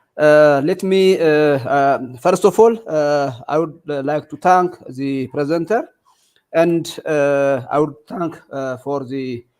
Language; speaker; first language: English; non-native, local second language; Amharic